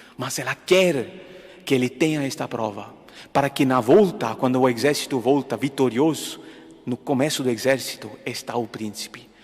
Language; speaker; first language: Portuguese; non-native, fluent; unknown